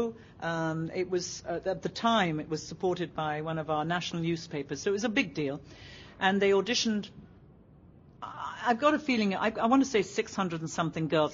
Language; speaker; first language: English; native; English